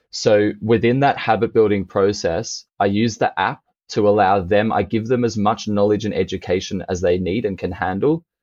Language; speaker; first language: English; native; English